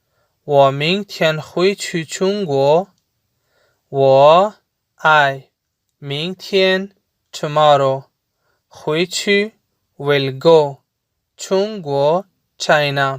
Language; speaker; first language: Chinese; non-native, learner; Urdu